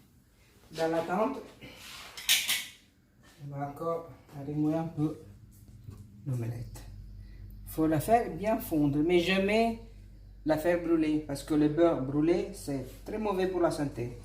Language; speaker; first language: French; non-native, fluent; Italian